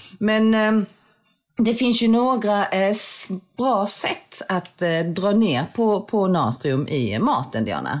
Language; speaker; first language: Swedish; early bilingual, other home language; Korean